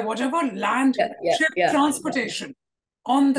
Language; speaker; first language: English; non-native, local second language; Malayalam